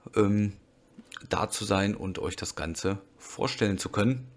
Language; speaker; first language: German; native; German